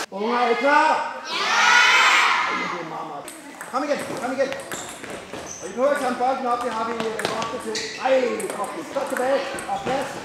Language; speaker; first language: Danish; native; Danish